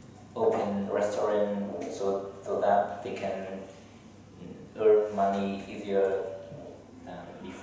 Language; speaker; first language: English; non-native, learner; Vietnamese